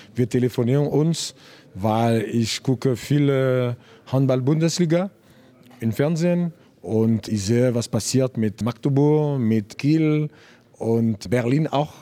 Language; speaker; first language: German; non-native, learner; French